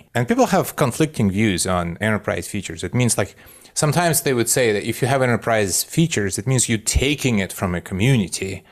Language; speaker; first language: English; non-native, fluent; Russian